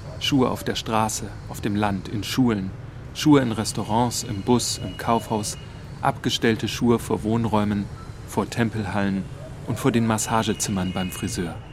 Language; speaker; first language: German; native; German